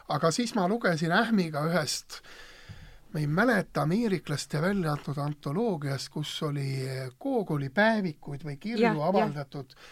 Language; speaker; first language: Estonian; non-native, local second language; Russian